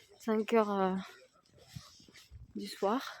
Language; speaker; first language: French; non-native, fluent; Russian